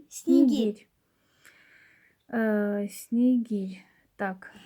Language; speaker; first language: Russian; native; Russian